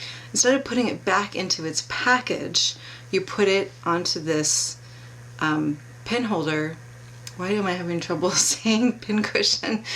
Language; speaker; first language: English; native; English